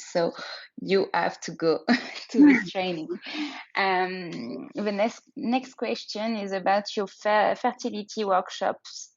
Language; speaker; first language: English; non-native, learner; French